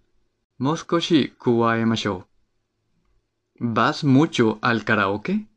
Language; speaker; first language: Japanese; non-native, fluent; Spanish